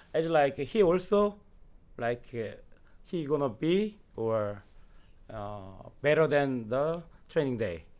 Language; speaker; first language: English; non-native, learner; Korean